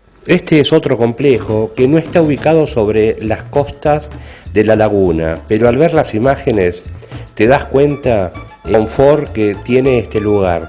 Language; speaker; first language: Spanish; native; Spanish